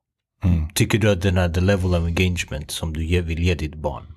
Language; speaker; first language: Swedish; early bilingual, other home language; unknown